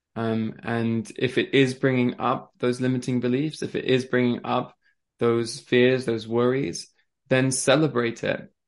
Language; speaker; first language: English; early bilingual, other home language; French